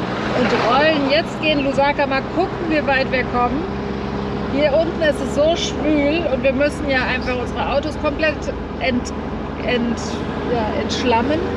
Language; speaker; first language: German; native; German